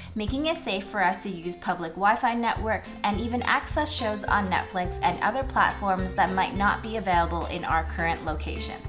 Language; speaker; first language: English; native; English